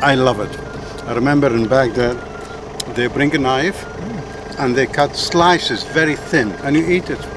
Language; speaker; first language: English; non-native, fluent; Arabic